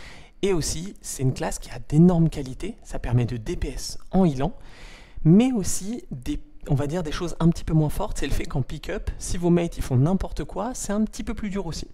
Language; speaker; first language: French; native; French